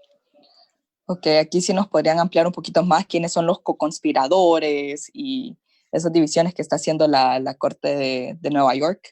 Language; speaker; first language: Spanish; native; Spanish